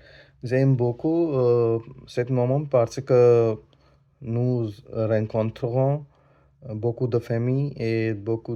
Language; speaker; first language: French; non-native, learner; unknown